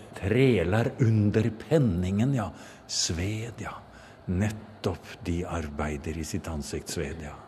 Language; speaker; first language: Norwegian; native; Norwegian